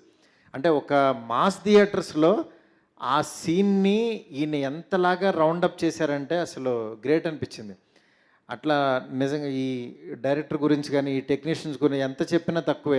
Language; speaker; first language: Telugu; native; Telugu